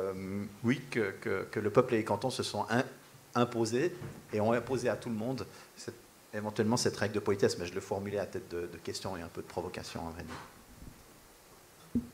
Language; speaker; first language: French; native; French